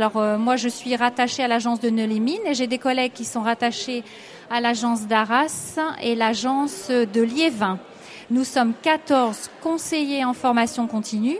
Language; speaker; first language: French; native; French